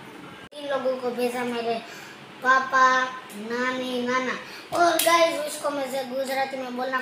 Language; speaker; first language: Hindi; non-native, local second language; Gujarati